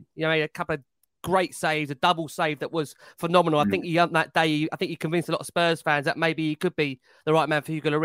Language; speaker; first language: English; native; English